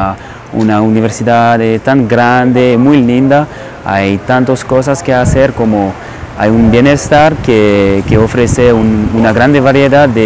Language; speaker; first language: Spanish; non-native, fluent; French